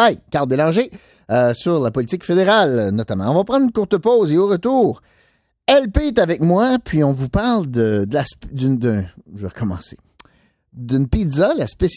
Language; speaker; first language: French; native; French